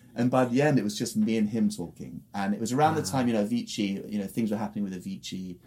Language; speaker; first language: English; native; English